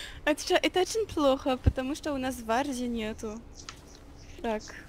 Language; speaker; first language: Russian; non-native, learner; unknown